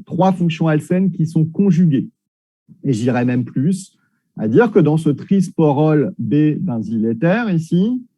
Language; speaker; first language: French; native; French